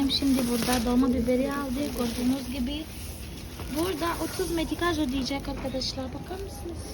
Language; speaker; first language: Turkish; non-native, fluent; Portuguese